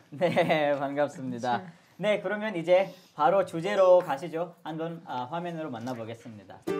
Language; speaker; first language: Korean; non-native, fluent; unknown